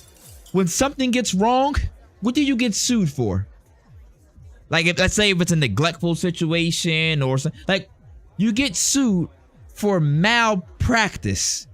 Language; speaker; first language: English; native; English